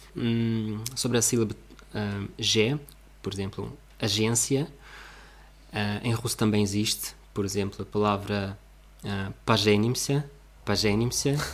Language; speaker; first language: Portuguese; non-native, fluent; Russian